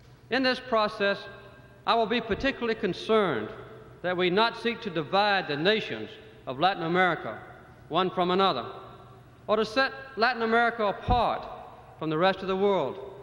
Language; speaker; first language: English; native; English